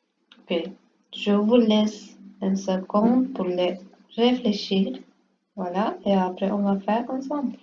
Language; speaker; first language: French; non-native, learner; Portuguese